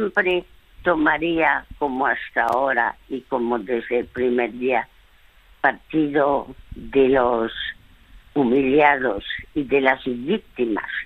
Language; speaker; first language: Spanish; early bilingual, other home language; French